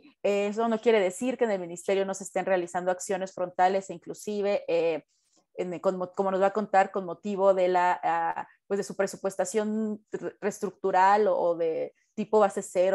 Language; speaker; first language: Spanish; native; Spanish